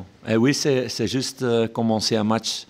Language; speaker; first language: French; non-native, local second language; Dutch